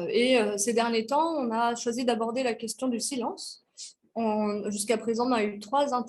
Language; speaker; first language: French; native; French